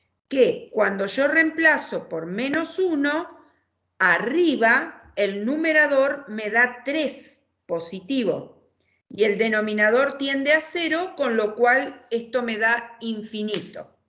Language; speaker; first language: Spanish; native; Spanish